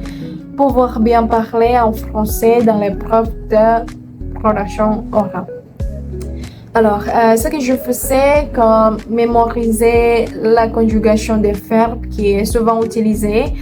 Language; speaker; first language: French; non-native, learner; Indonesian